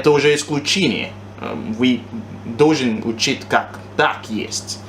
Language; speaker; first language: Russian; non-native, learner; English